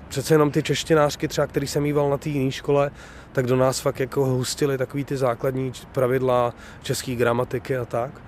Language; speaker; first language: Czech; native; Czech